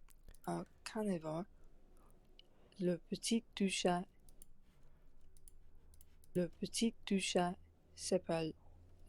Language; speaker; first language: French; non-native, learner; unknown